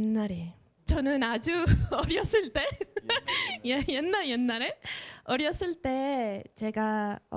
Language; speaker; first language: Korean; non-native, fluent; Spanish